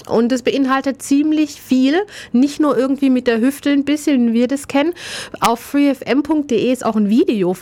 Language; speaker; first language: German; native; German